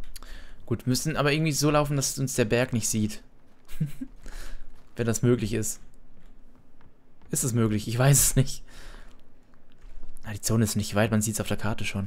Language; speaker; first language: German; native; German